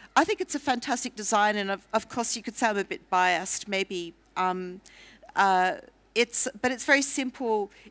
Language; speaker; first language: English; native; English